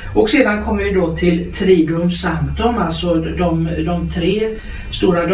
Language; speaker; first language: Swedish; native; Swedish